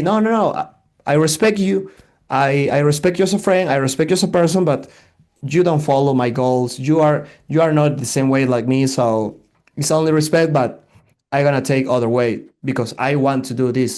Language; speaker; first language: English; non-native, learner; Spanish